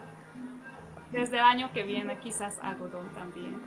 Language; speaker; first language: Spanish; non-native, fluent; Hungarian